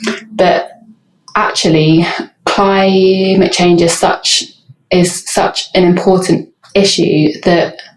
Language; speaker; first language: English; native; English